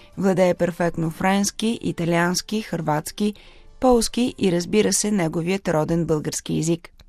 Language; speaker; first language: Bulgarian; native; Bulgarian